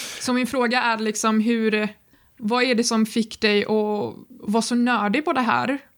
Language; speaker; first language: Swedish; non-native, fluent; Arabic